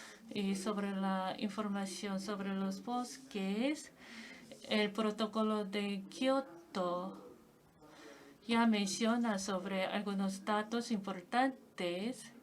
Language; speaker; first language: Spanish; non-native, fluent; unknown